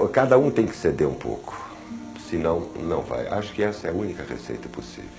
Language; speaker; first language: Portuguese; early bilingual, other home language; German